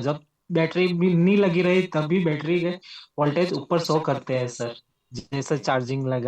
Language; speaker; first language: Hindi; native; Hindi